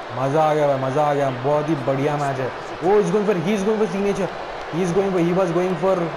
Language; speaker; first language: Hindi; native; Hindi